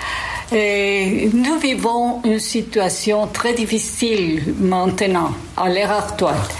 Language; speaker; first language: French; non-native, fluent; Spanish